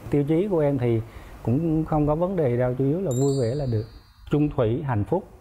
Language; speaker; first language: Vietnamese; native; Vietnamese